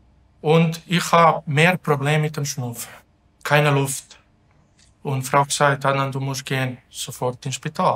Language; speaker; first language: German; non-native, learner; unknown